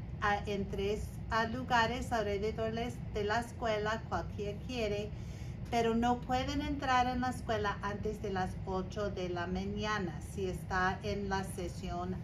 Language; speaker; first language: Spanish; non-native, learner; English